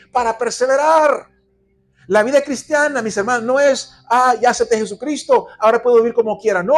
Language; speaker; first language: Spanish; native; Spanish